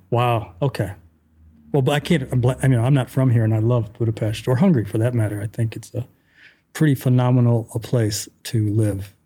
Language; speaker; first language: English; native; English